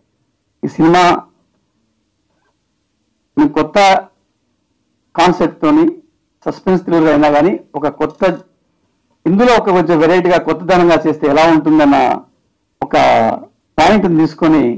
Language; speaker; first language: Telugu; native; Telugu